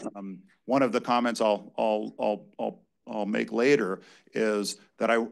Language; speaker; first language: English; native; English